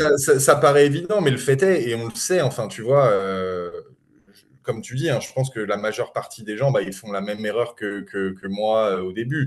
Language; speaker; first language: French; native; French